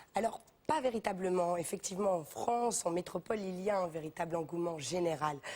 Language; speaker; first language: French; native; French